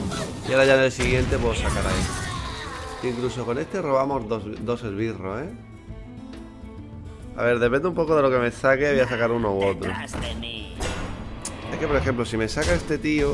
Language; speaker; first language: Spanish; native; Spanish